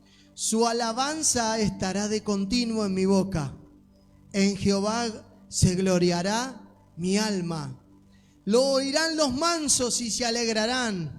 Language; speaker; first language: Spanish; native; Spanish